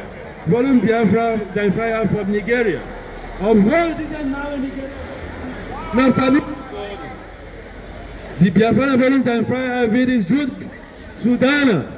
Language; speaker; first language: German; non-native, learner; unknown